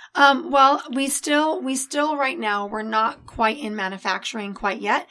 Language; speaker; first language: English; native; English